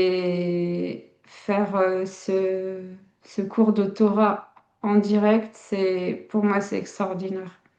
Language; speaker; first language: French; early bilingual, other home language; Tachelhit